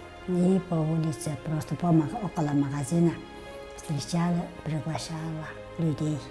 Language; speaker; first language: Russian; non-native, local second language; Tuvinian